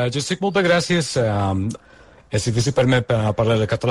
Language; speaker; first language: Catalan; non-native, learner; English